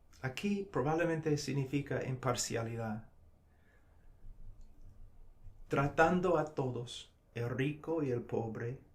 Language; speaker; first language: Spanish; non-native, fluent; English